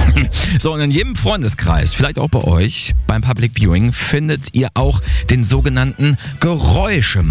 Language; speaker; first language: German; native; German